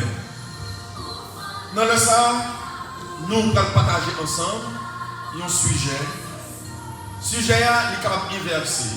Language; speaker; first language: French; non-native, local second language; Haitian Creole